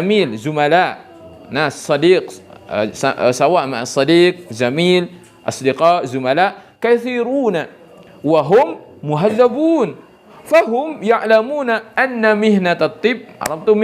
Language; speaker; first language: Arabic; non-native, fluent; Indonesian